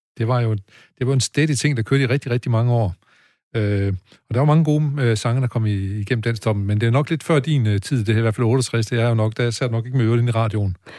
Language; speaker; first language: Danish; native; Danish